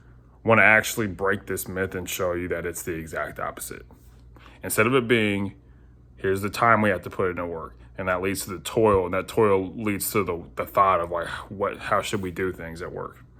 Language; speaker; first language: English; native; English